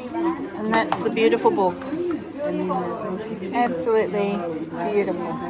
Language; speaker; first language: English; native; English